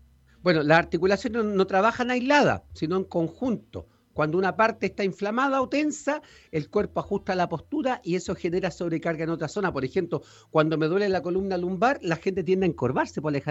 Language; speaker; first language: Spanish; native; Spanish